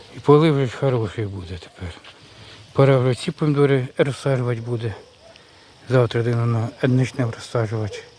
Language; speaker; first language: Ukrainian; native; Ukrainian